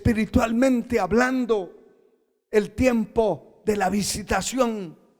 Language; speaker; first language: Spanish; native; Spanish